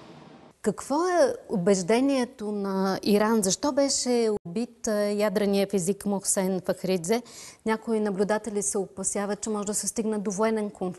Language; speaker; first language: Bulgarian; native; Bulgarian